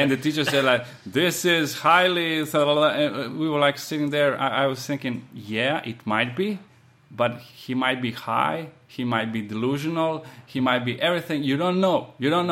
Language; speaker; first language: English; non-native, fluent; Slovenian